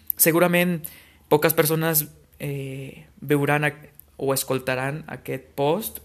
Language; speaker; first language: Catalan; non-native, fluent; Spanish